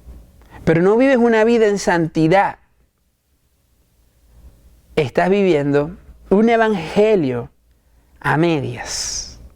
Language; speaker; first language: Spanish; native; Spanish